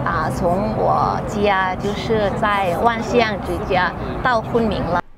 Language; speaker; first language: Chinese; non-native, fluent; Lao